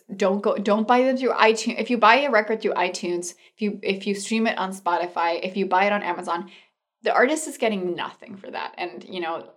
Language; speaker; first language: English; non-native, fluent; Spanish